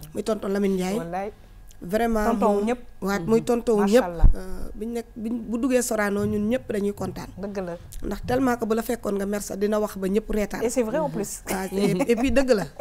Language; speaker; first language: Wolof; non-native, local second language; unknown